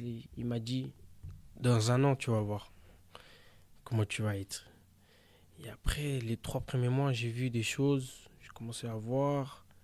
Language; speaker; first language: French; early bilingual, other home language; Portuguese